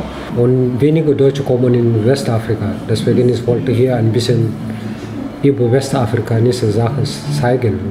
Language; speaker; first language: German; non-native, learner; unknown